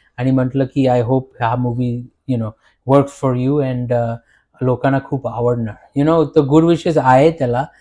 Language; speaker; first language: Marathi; early bilingual, heritage; Marathi